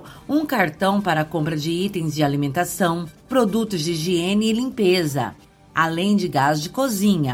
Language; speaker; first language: Portuguese; native; Portuguese